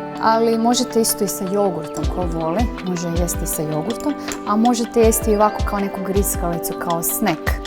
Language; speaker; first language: Croatian; native; Croatian